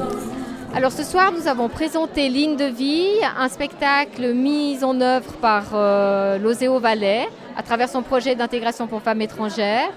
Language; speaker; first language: French; native; French